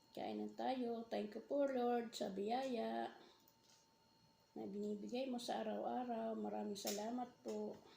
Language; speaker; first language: Filipino; non-native, local second language; Bikol